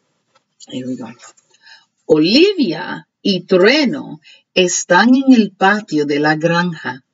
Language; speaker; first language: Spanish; early bilingual, heritage; Spanish